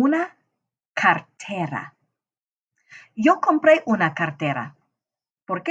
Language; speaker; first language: Spanish; non-native, fluent; English